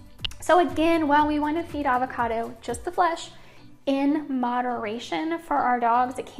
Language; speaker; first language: English; native; English